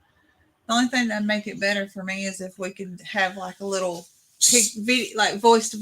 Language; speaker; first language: English; native; English